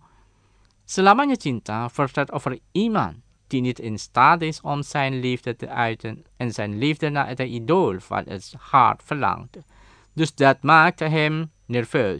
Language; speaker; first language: Dutch; non-native, learner; Indonesian